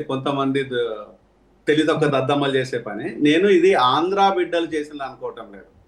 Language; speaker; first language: Telugu; native; Telugu